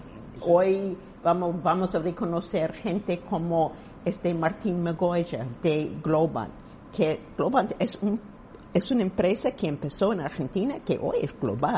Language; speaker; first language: Spanish; non-native, fluent; English